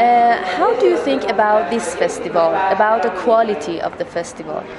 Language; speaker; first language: English; non-native, learner; Persian